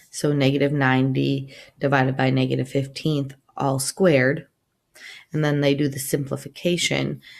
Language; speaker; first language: English; native; English